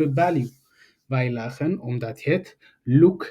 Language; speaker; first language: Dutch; non-native, learner; Tigrinya